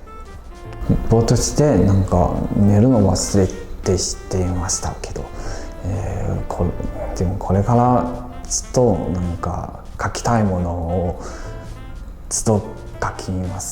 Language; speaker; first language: Japanese; non-native, fluent; Chinese